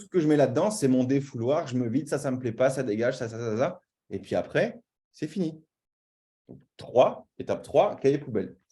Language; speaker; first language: French; native; French